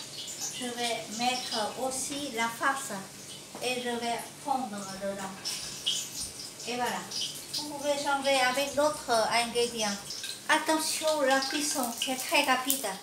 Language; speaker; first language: French; non-native, learner; Vietnamese